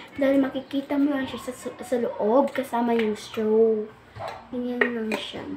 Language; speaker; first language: Filipino; non-native, local second language; Cebuano